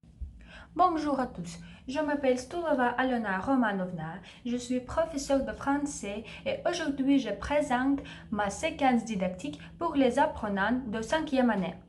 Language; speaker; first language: French; non-native, fluent; Russian